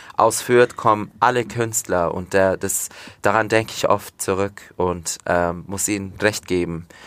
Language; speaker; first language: German; native; German